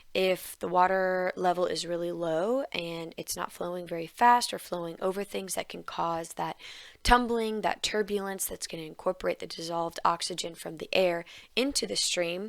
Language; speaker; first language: English; native; English